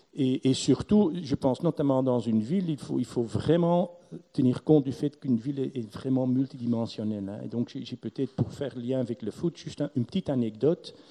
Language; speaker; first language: French; non-native, local second language; Dutch